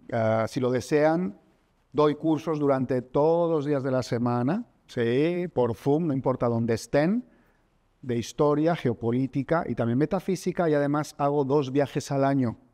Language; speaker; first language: Spanish; native; Spanish